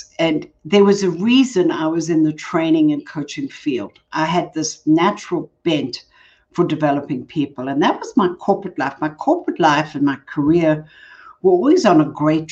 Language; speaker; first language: English; native; English